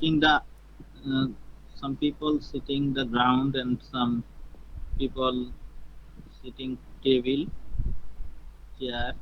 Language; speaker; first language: English; non-native, learner; Bangla